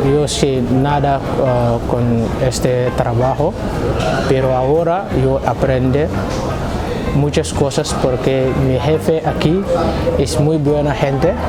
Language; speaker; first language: Spanish; non-native, learner; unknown